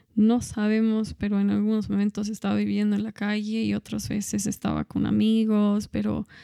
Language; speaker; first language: Spanish; non-native, fluent; English